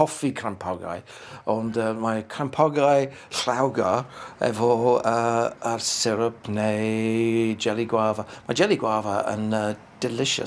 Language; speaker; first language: Welsh; non-native, learner; English